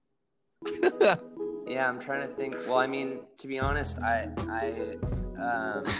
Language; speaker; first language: English; native; English